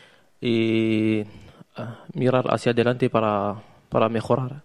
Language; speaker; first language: Spanish; non-native, learner; French